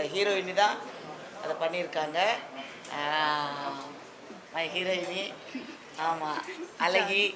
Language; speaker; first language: Tamil; native; Tamil